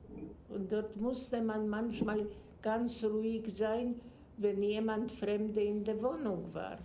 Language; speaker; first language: German; non-native, fluent; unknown